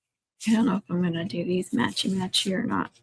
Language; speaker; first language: English; native; English